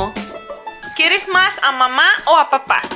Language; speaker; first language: Spanish; early bilingual, heritage; Spanish